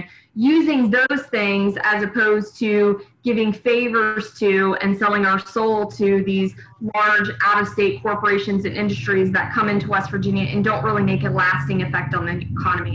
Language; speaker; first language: English; native; English